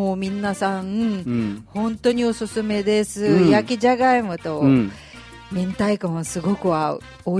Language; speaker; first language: Japanese; non-native, fluent; Russian